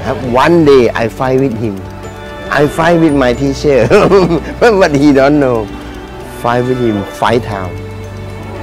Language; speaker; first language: English; non-native, learner; Thai